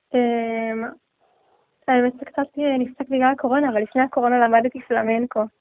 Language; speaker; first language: Hebrew; native; Hebrew